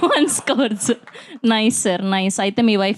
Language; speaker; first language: Telugu; native; Telugu